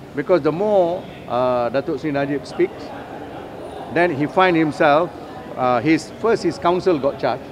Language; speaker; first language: English; non-native, local second language; Malay